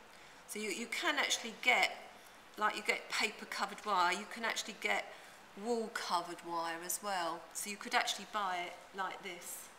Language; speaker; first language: English; native; English